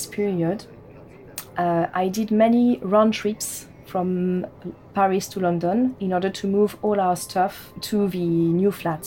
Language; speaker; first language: English; non-native, fluent; French